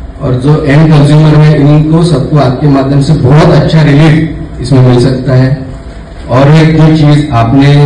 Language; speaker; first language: Hindi; non-native, local second language; Marathi